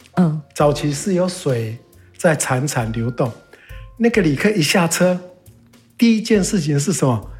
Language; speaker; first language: Chinese; native; Chinese